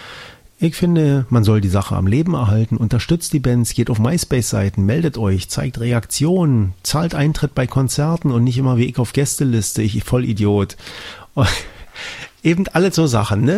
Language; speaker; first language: German; native; German